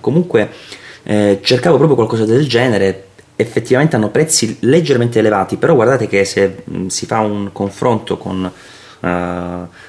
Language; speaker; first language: Italian; native; Italian